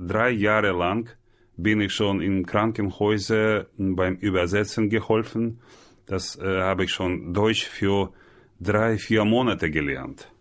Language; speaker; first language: German; non-native, learner; Russian